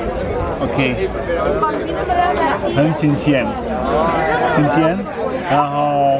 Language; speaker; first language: Chinese; non-native, fluent; German